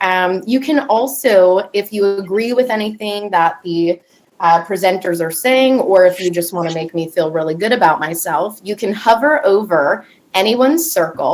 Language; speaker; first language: English; native; English